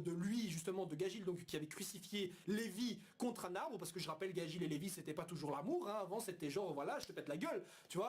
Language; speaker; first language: French; native; French